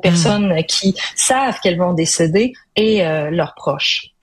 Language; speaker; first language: French; native; French